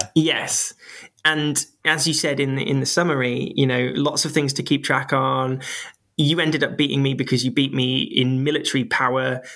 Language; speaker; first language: English; native; English